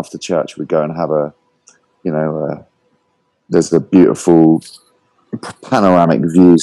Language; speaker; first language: English; native; English